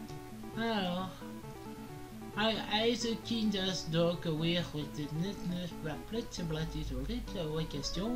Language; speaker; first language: English; non-native, learner; French